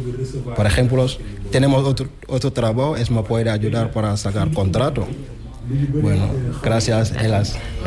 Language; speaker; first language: Spanish; non-native, learner; Wolof